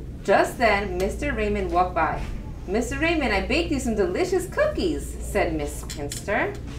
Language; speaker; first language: English; early bilingual, other home language; Spanish